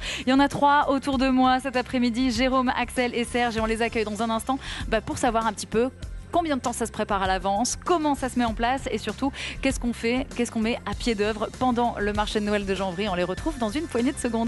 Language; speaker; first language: French; native; French